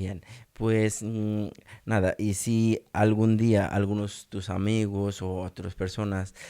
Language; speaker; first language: Spanish; non-native, learner; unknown